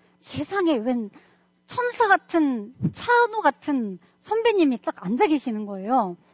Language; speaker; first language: Korean; non-native, fluent; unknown